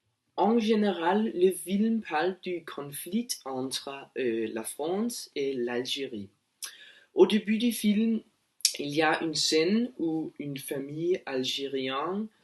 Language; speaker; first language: French; non-native, learner; Norwegian